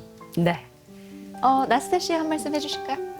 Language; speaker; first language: Korean; native; Korean